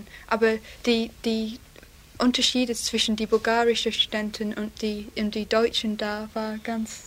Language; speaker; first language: German; non-native, learner; English